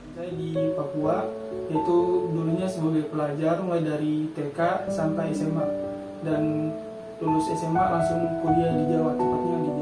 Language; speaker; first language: Indonesian; native; Indonesian